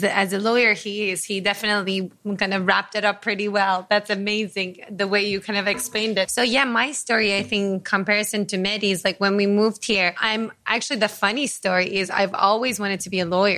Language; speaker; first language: English; non-native, fluent; Persian